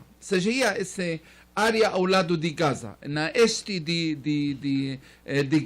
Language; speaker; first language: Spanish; non-native, learner; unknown